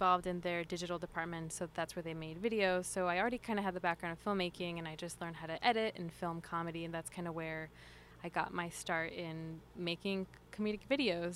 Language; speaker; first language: English; early bilingual, other home language; Spanish